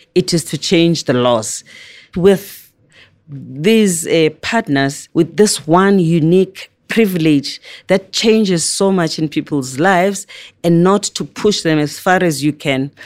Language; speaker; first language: English; non-native, local second language; Zulu